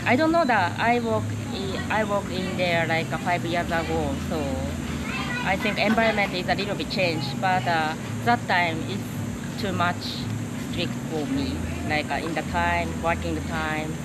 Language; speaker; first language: English; non-native, learner; Japanese